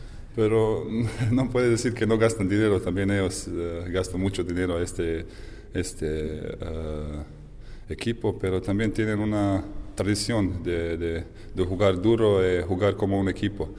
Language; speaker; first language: Spanish; non-native, fluent; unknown